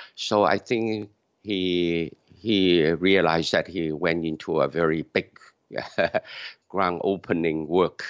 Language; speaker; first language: English; non-native, local second language; Cantonese